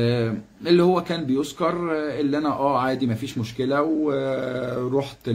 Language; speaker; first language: Arabic; native; Arabic